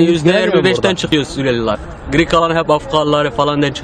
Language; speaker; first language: Turkish; non-native, fluent; Arabic